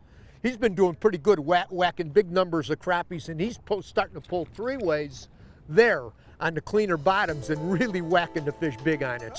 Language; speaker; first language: English; native; English